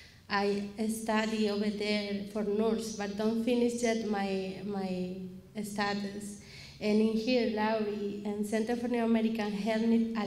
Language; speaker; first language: English; non-native, learner; Spanish